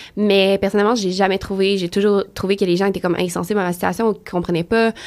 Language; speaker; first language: French; native; French